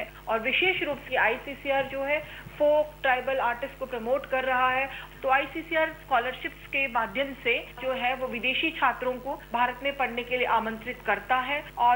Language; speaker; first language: Hindi; native; Hindi